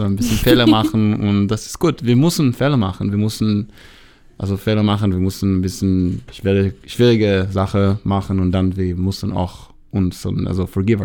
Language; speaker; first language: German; non-native, fluent; Hebrew